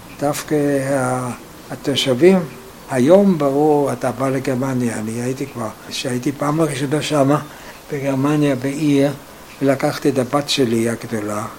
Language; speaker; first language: Hebrew; non-native, fluent; German